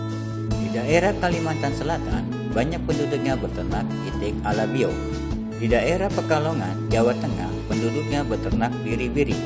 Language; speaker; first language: Indonesian; native; Indonesian